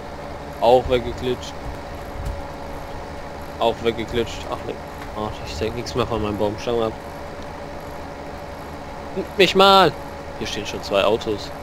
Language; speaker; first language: German; native; German